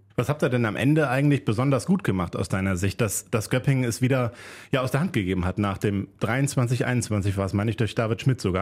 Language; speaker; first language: German; native; German